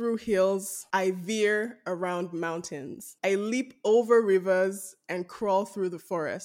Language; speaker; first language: English; non-native, local second language; Yoruba